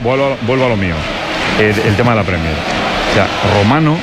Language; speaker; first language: Spanish; native; Spanish